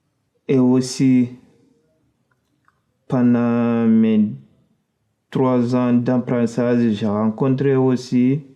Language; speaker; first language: French; non-native, fluent; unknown